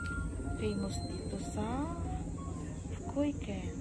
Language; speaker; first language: Japanese; non-native, learner; Filipino